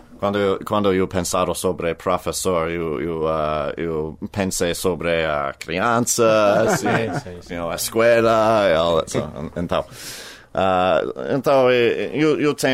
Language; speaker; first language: Portuguese; non-native, learner; English